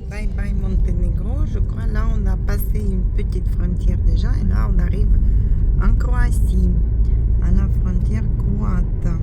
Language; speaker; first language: French; non-native, fluent; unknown